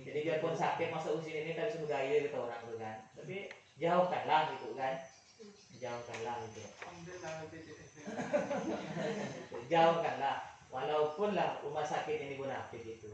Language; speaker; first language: Malay; native; Malay